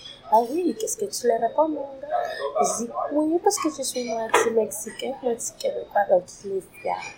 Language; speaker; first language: French; non-native, fluent; Spanish